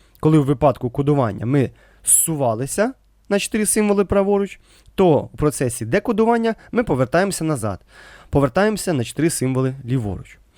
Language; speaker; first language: Ukrainian; native; Ukrainian